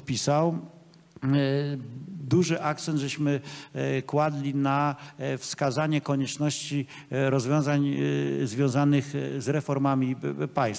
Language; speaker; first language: Polish; native; Polish